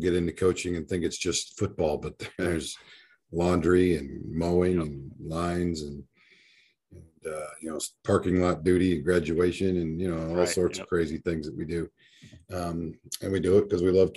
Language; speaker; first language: English; native; English